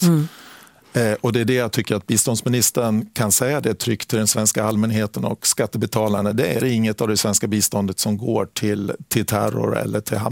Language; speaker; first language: Swedish; native; Swedish